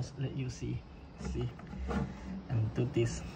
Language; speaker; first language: English; non-native, local second language; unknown